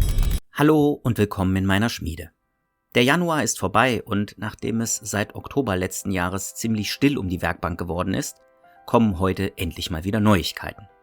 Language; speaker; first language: German; native; German